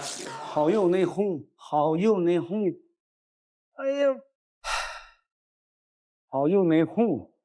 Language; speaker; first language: Chinese; native; Chinese